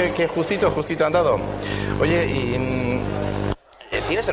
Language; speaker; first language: Spanish; native; Spanish